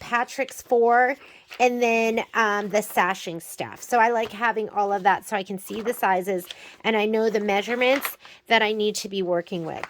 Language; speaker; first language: English; native; English